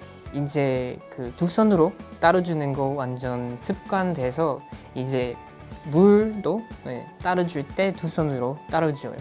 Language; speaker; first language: Korean; non-native, fluent; English